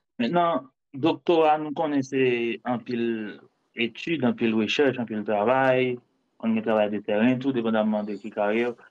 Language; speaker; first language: French; non-native, local second language; Haitian Creole